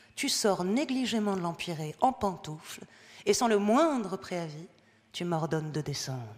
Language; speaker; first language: French; early bilingual, heritage; French